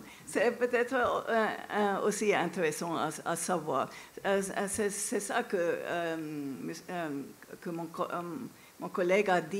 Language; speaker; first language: French; non-native, fluent; English